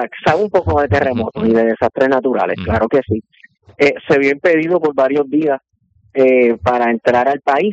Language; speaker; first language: Spanish; native; Spanish